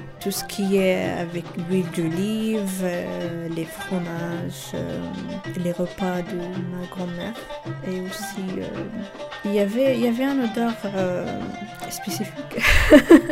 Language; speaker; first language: French; non-native, local second language; Arabic